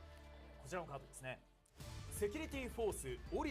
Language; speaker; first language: Japanese; native; Japanese